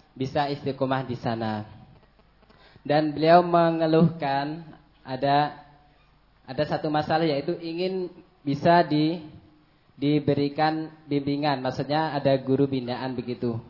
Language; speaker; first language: Indonesian; native; Indonesian